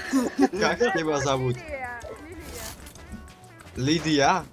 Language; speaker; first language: Russian; non-native, learner; Slovak